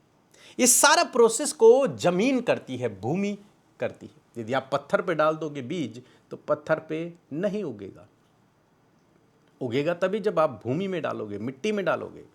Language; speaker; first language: Hindi; native; Hindi